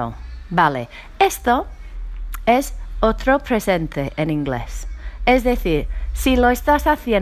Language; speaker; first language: Spanish; non-native, fluent; English